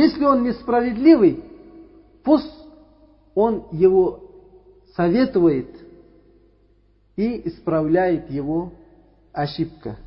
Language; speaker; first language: Russian; non-native, learner; Uzbek